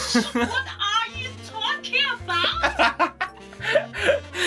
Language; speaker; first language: English; non-native, learner; Chinese